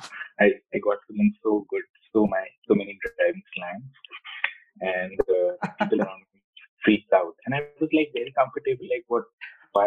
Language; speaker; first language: English; non-native, local second language; Hindi